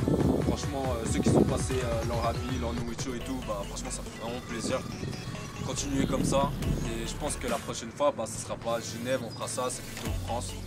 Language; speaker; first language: French; native; French